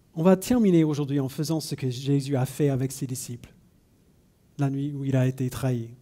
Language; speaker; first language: French; non-native, fluent; English